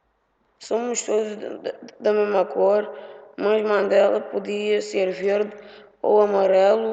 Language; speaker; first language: Portuguese; early bilingual, other home language; Upper Guinea Crioulo